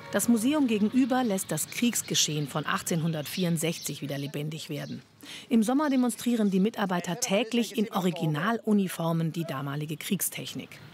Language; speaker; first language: German; native; German